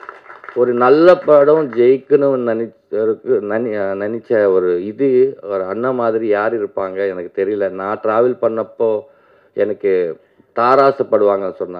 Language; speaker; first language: Tamil; non-native, learner; Telugu